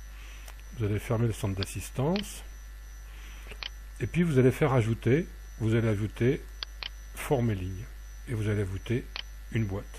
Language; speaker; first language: French; native; French